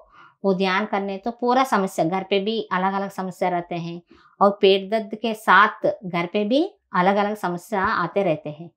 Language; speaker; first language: Hindi; non-native, local second language; Telugu